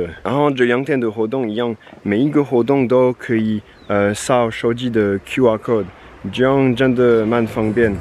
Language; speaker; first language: Chinese; non-native, fluent; French